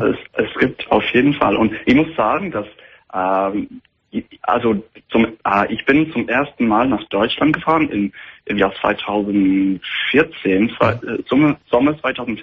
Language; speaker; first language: German; non-native, fluent; English